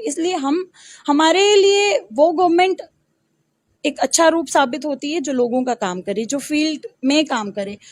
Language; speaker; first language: Hindi; non-native, local second language; Pahari-Potwari